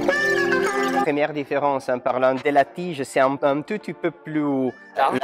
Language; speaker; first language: French; non-native, learner; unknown